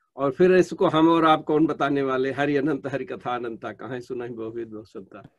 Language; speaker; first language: Hindi; native; Hindi